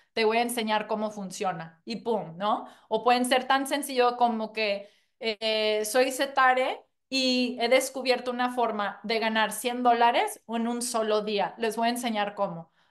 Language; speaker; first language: Spanish; non-native, fluent; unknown